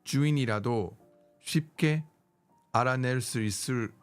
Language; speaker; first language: Korean; non-native, learner; English